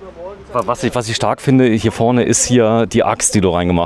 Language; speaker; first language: German; native; German